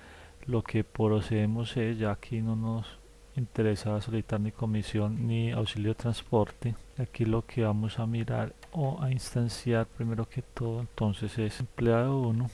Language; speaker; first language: Spanish; native; Spanish